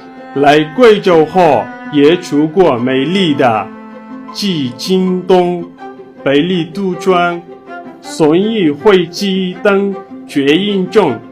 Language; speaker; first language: Chinese; non-native, learner; Somali